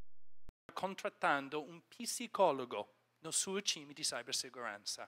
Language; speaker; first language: Portuguese; non-native, fluent; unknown